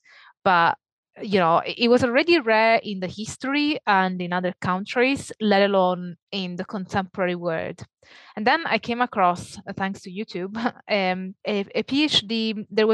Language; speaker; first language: English; non-native, fluent; Italian